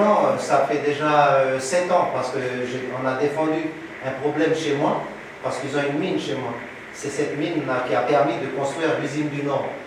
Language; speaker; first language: French; native; French